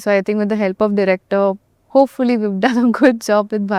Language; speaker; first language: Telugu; non-native, local second language; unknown